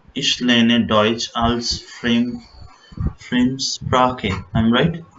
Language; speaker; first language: German; non-native, learner; Bangla